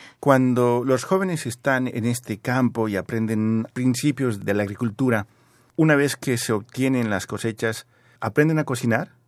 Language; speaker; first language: Spanish; native; Spanish